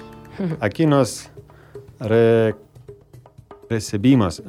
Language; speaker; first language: Spanish; non-native, learner; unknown